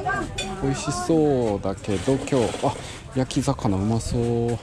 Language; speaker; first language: Japanese; native; Japanese